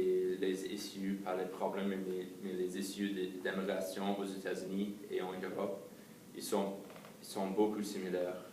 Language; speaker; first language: French; non-native, fluent; English